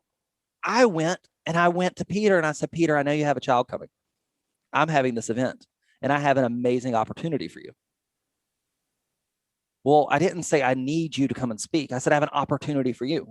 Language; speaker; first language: English; native; English